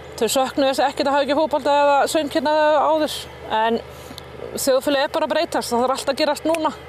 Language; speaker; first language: Icelandic; native; Icelandic